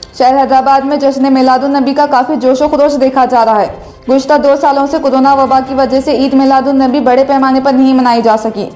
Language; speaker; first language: Urdu; native; Urdu